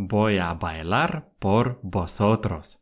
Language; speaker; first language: Spanish; non-native, fluent; Russian